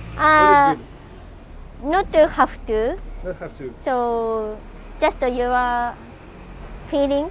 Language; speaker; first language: English; non-native, learner; Japanese